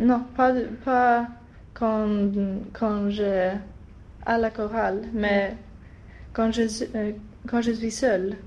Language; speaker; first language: French; non-native, learner; Swedish